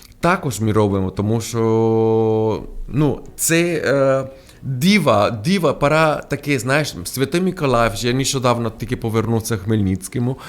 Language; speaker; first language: Ukrainian; non-native, fluent; Spanish